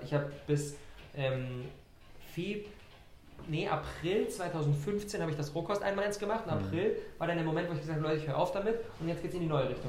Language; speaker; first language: German; native; German